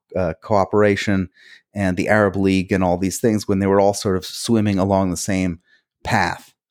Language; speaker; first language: English; early bilingual, other home language; Hungarian